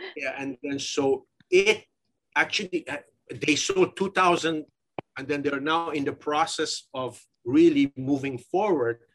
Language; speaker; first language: English; non-native, fluent; Persian